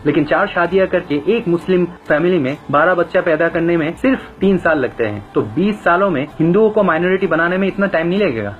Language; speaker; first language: Hindi; non-native, fluent; Bangla